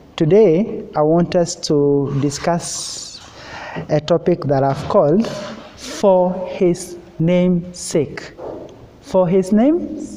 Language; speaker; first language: English; non-native, local second language; Swahili